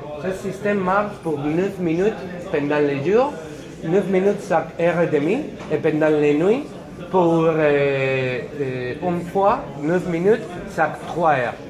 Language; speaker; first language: French; non-native, learner; Spanish